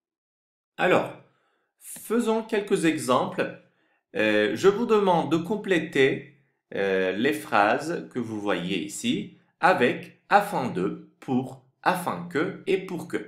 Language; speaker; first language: French; non-native, fluent; Turkish